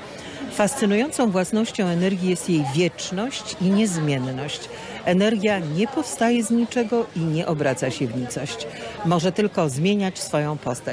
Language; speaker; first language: Polish; native; Polish